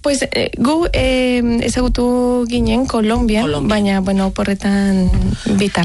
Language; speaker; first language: Basque; non-native, learner; Spanish